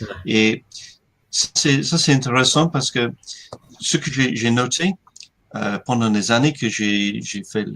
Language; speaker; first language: French; non-native, fluent; English